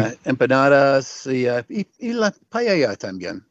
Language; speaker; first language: Spanish; non-native, learner; English